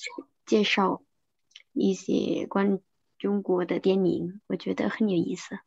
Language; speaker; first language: Chinese; non-native, fluent; Indonesian